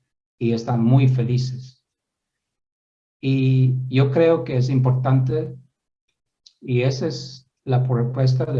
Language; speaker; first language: Spanish; non-native, fluent; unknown